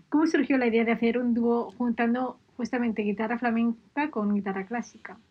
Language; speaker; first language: Spanish; non-native, local second language; Catalan